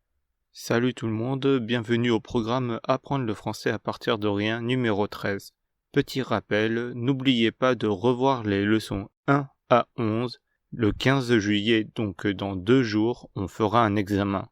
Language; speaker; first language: French; non-native, fluent; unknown